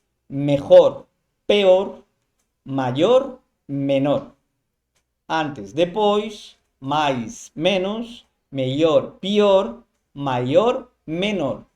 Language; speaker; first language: Portuguese; non-native, fluent; Spanish